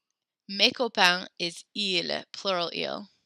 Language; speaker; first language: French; non-native, fluent; English